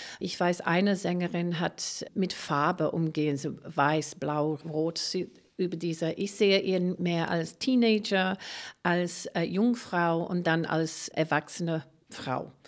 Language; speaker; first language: German; non-native, fluent; English